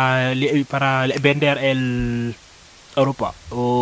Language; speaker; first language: Spanish; non-native, learner; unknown